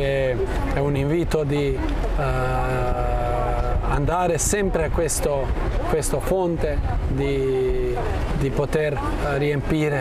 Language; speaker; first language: Italian; non-native, fluent; Croatian